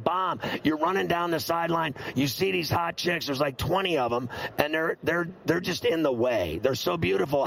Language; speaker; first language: English; native; English